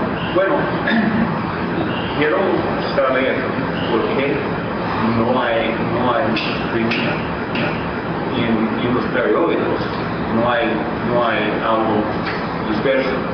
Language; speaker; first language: Spanish; non-native, fluent; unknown